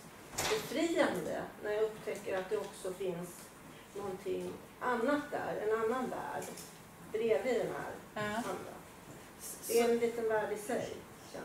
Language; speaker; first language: Swedish; native; Swedish